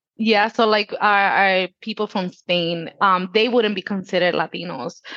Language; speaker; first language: English; early bilingual, other home language; Spanish